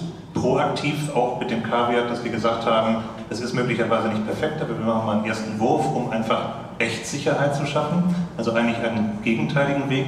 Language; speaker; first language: German; native; German